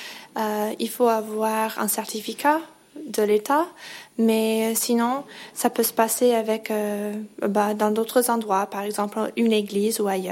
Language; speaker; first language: French; non-native, fluent; English